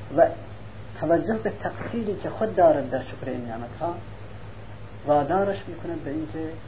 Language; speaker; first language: Persian; non-native, local second language; Central Kurdish